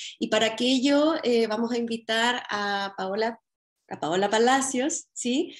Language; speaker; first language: Spanish; native; Spanish